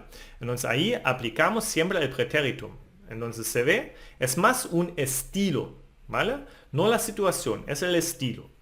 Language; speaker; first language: Spanish; non-native, fluent; German